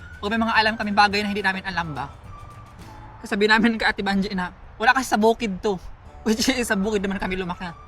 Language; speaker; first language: Filipino; non-native, local second language; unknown